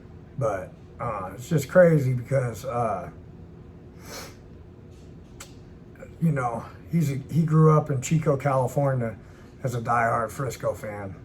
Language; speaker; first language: English; native; English